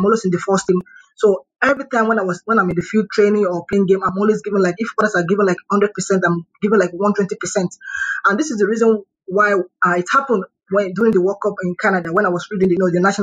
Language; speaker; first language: English; non-native, local second language; Yoruba